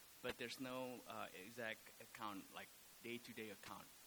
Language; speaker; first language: English; non-native, fluent; Indonesian